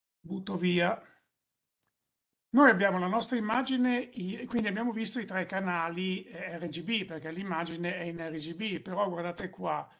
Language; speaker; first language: Italian; native; Italian